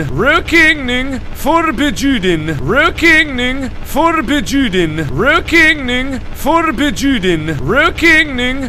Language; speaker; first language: Swedish; non-native, learner; English